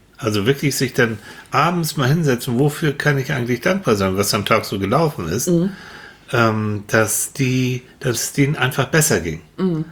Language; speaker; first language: German; native; German